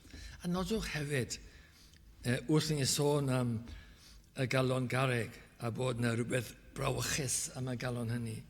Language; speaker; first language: Welsh; native; Welsh